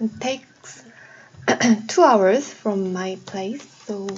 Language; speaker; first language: English; non-native, learner; Korean